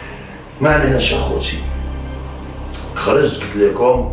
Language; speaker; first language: Arabic; native; Arabic